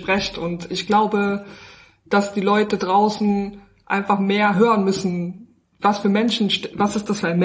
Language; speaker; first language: German; native; German